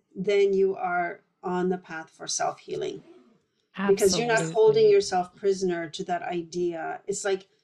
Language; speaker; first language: English; early bilingual, other home language; Polish